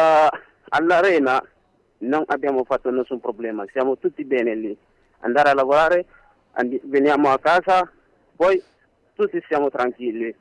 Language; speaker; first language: Italian; non-native, learner; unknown